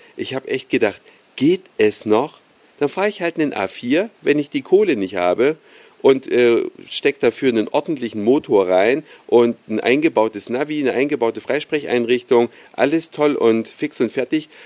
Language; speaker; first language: German; native; German